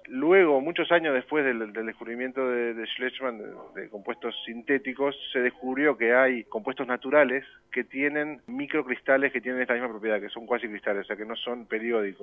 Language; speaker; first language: Spanish; native; Spanish